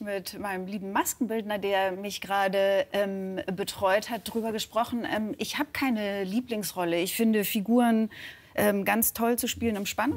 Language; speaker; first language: German; native; German